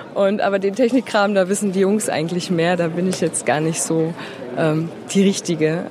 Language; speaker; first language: German; native; German